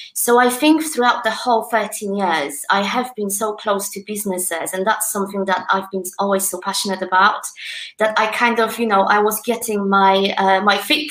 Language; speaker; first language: English; non-native, fluent; Polish